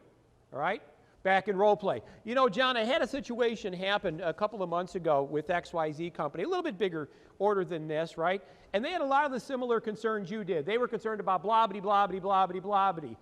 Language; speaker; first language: English; native; English